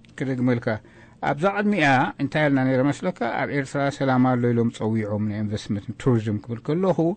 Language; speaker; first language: Tigrinya; native; Tigrinya